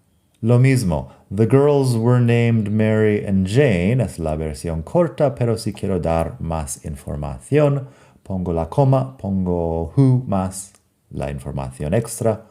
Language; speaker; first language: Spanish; non-native, fluent; English